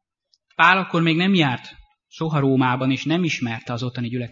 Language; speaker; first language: Hungarian; native; Hungarian